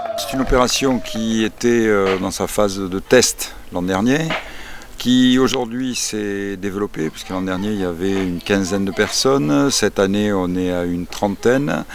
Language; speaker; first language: French; native; French